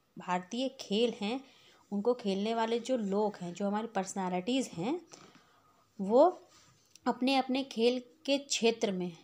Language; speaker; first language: Hindi; native; Hindi